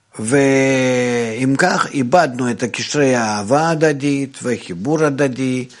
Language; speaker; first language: Hebrew; non-native, fluent; Russian